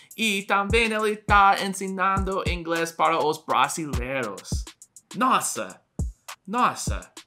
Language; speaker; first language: Portuguese; non-native, learner; English